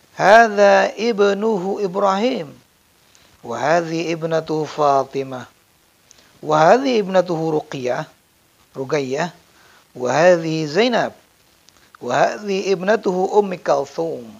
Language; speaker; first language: Arabic; non-native, fluent; Indonesian